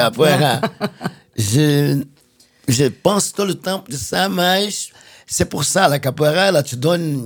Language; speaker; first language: French; non-native, fluent; Portuguese